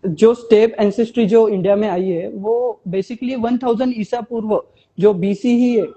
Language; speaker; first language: Hindi; non-native, local second language; Marathi